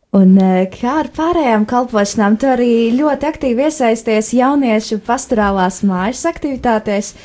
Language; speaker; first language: Latvian; native; Latvian